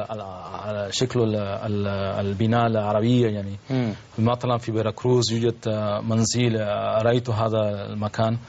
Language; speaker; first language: Arabic; non-native, learner; Spanish